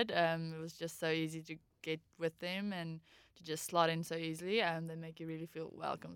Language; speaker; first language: English; non-native, local second language; Afrikaans